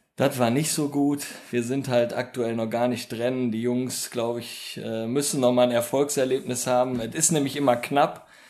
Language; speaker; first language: German; native; German